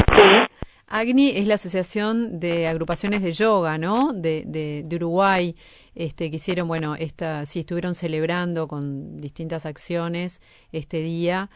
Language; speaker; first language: Spanish; native; Spanish